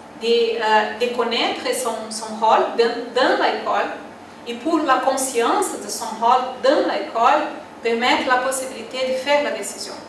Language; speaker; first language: French; non-native, learner; Portuguese